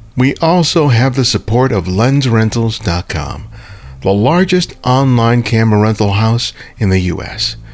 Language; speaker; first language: English; early bilingual, other home language; Spanish